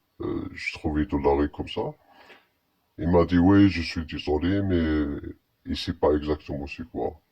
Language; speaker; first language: French; non-native, learner; Arabic